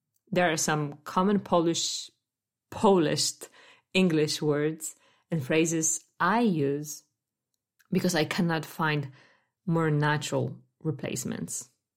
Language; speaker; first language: English; non-native, fluent; Polish